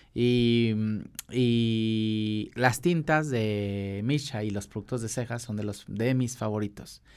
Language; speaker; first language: Spanish; native; Spanish